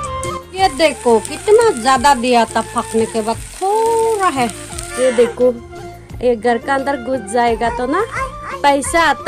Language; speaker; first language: Hindi; non-native, local second language; Chakma